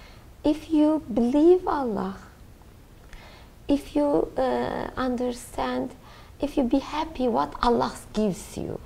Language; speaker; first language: English; non-native, learner; Turkish